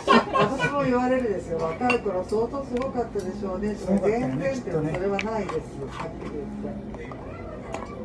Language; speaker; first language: Japanese; native; Japanese